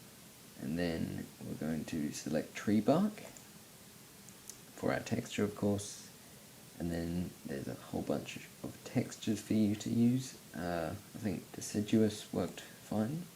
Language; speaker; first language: English; native; English